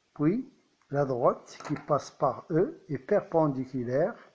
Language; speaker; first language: French; non-native, local second language; Arabic